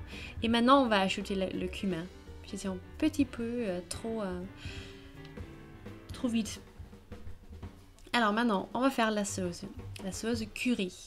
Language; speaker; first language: French; non-native, fluent; Danish